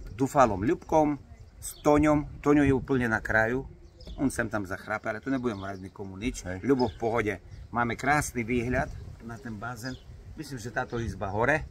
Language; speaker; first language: Slovak; native; Slovak